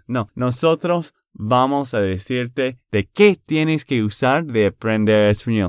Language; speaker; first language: Spanish; non-native, fluent; English